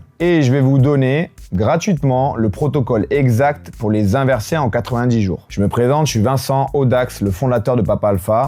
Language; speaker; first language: French; native; French